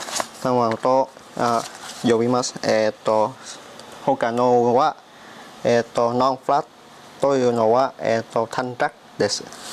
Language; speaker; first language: Japanese; non-native, learner; Vietnamese